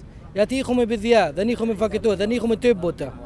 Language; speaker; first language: Greek; non-native, learner; Arabic